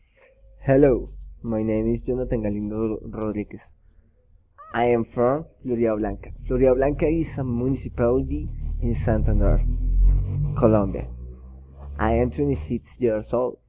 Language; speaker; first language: English; non-native, learner; Spanish